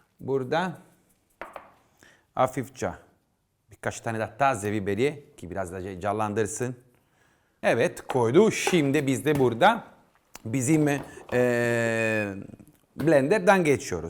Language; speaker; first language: Turkish; non-native, fluent; Italian